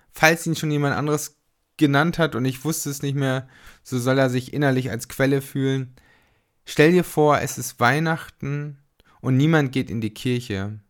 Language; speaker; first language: German; native; German